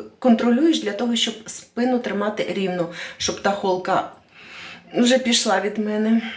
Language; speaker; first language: Ukrainian; native; Ukrainian